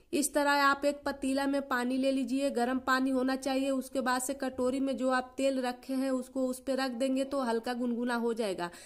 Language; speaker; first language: Hindi; native; Hindi